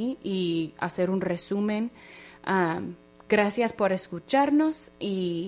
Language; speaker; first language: Spanish; non-native, fluent; English